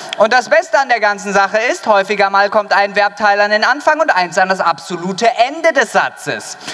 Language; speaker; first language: German; native; German